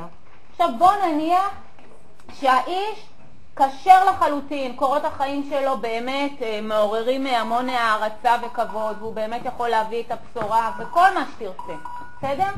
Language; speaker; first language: Hebrew; native; Hebrew